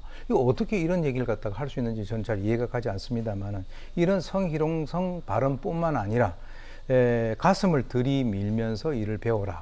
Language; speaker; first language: Korean; native; Korean